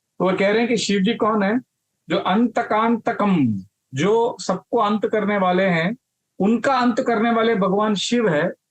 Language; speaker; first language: Hindi; non-native, local second language; Marathi